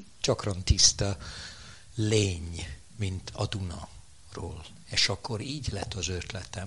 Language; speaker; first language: Hungarian; non-native, fluent; English